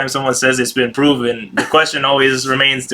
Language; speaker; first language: English; native; English